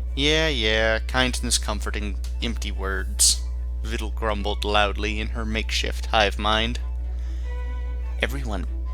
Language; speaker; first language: English; native; English